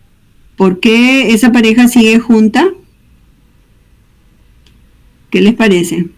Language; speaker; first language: Spanish; native; Spanish